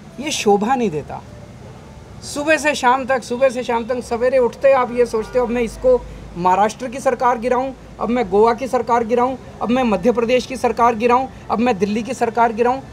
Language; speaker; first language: Hindi; native; Hindi